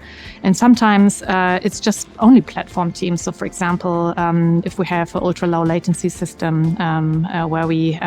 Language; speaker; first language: English; non-native, fluent; German